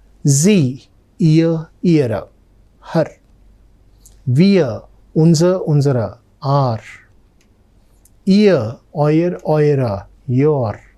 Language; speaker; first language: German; non-native, fluent; Telugu